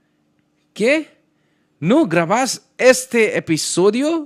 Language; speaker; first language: Spanish; non-native, learner; Hindi